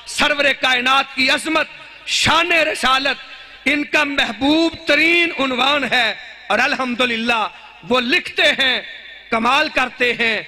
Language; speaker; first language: Urdu; non-native, local second language; Punjabi